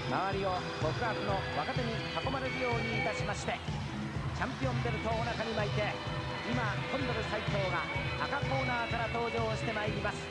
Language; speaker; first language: Japanese; native; Japanese